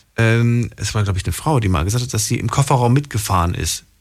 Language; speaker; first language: German; native; German